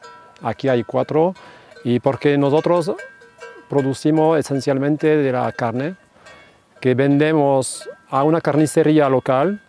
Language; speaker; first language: Spanish; non-native, fluent; French